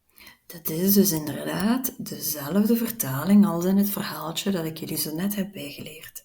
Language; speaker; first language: Dutch; non-native, local second language; French